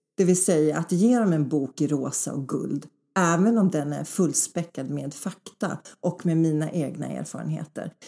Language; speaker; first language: Swedish; early bilingual, other home language; Polish